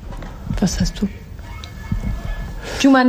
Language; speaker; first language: German; native; German